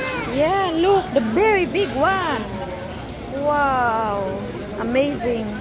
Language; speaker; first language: English; non-native, local second language; Cebuano